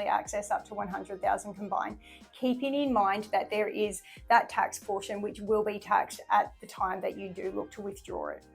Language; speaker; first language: English; native; English